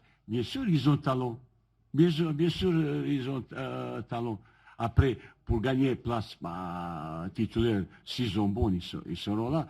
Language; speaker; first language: French; non-native, fluent; Bosnian